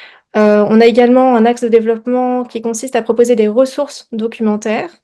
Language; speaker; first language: French; native; French